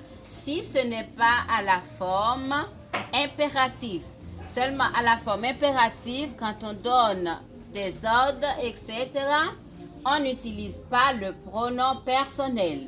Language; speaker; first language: French; non-native, fluent; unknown